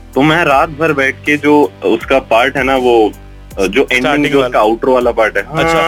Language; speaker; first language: Hindi; native; Hindi